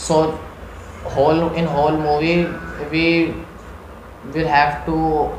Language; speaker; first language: English; non-native, learner; Hindi